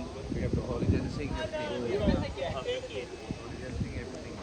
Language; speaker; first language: English; non-native, learner; Balinese